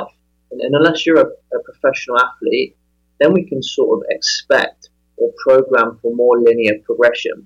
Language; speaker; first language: English; native; English